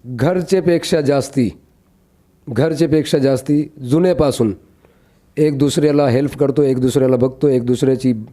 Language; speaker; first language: Marathi; non-native, local second language; Urdu